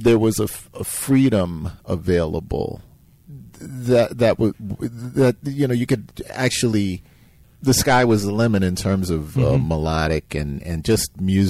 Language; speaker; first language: English; native; English